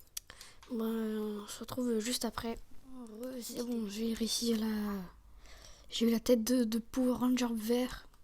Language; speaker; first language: French; native; French